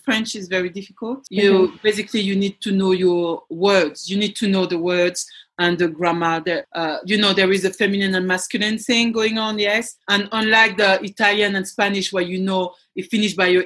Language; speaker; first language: English; non-native, fluent; French